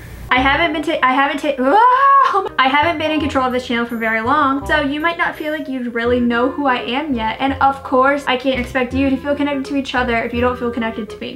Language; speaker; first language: English; native; English